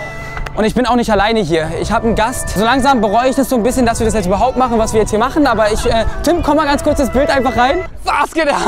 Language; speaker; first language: German; native; German